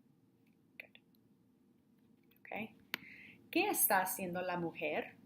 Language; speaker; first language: Spanish; non-native, fluent; English